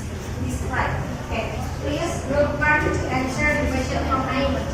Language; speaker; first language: English; non-native, fluent; Indonesian